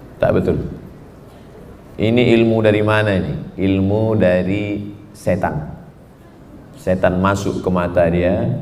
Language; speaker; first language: Malay; non-native, fluent; Indonesian